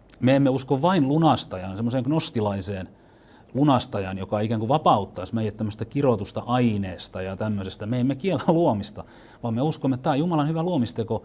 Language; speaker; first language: Finnish; native; Finnish